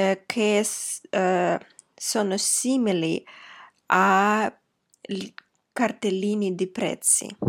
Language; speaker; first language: Italian; non-native, fluent; Russian